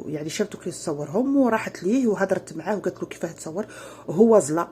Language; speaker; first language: Arabic; native; Arabic